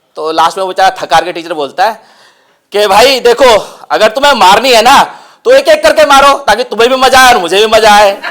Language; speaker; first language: Hindi; non-native, local second language; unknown